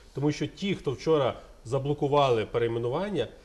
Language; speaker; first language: Ukrainian; native; Ukrainian